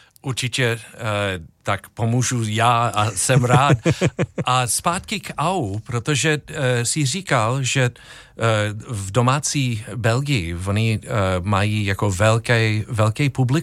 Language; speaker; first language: Czech; non-native, fluent; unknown